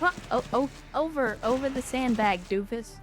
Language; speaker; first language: English; native; English